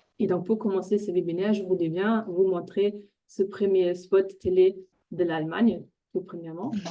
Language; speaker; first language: French; non-native, fluent; German